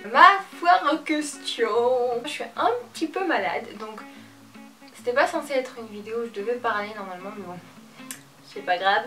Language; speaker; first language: French; early bilingual, other home language; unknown